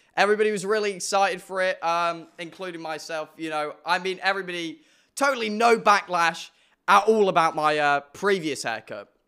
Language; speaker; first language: English; native; English